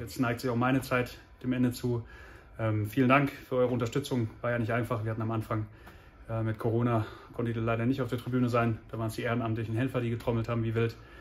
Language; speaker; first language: German; native; German